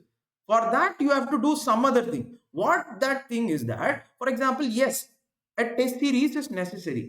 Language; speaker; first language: English; non-native, local second language; Tamil